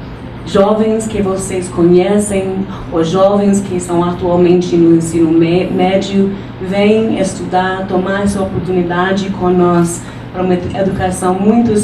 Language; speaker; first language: Portuguese; non-native, fluent; English